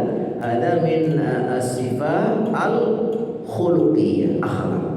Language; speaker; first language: Arabic; non-native, fluent; Indonesian